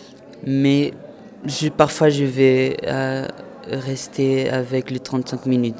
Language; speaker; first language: French; non-native, fluent; Portuguese